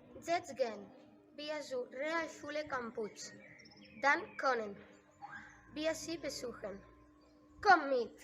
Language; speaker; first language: German; non-native, learner; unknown